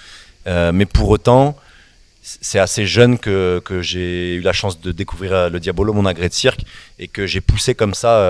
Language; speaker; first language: French; native; French